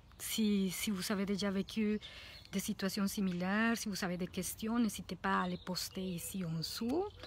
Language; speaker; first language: French; non-native, fluent; Spanish